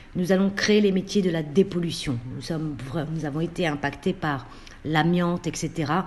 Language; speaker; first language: French; native; French